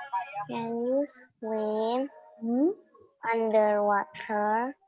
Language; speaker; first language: English; non-native, learner; Indonesian